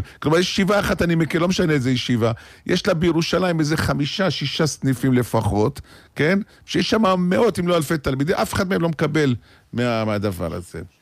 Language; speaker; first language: Hebrew; native; Hebrew